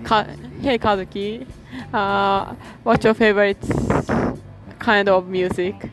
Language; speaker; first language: English; non-native, learner; Japanese